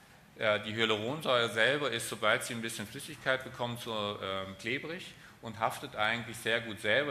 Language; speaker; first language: German; native; German